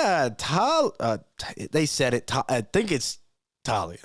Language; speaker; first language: English; native; English